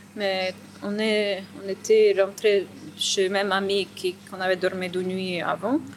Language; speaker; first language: French; non-native, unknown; Ukrainian